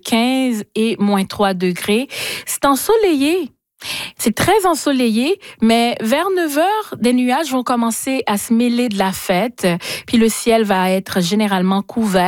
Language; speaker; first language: French; native; French